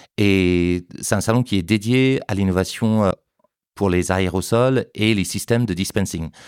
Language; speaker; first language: French; non-native, fluent; English